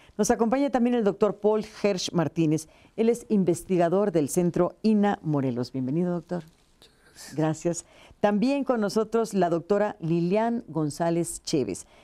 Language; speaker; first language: Spanish; native; Spanish